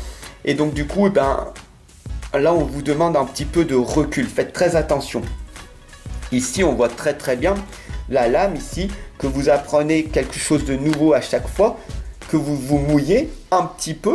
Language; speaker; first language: French; native; French